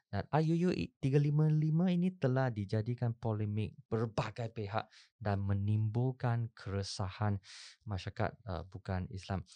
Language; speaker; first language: Malay; non-native, local second language; Chinese